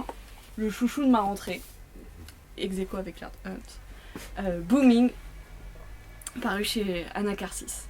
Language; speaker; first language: French; native; French